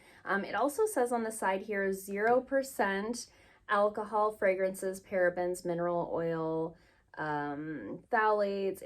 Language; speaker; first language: English; native; English